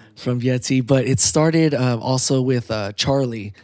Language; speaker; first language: English; early bilingual, other home language; Filipino